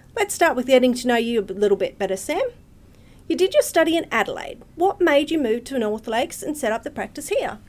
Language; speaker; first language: English; native; English